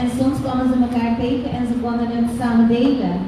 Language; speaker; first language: Dutch; non-native, fluent; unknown